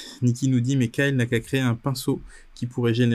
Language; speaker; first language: French; native; French